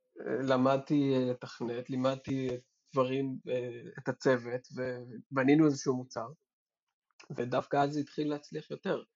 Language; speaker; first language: Hebrew; native; Hebrew